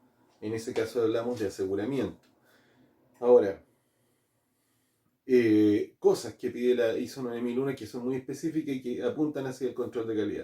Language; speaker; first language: Spanish; native; Spanish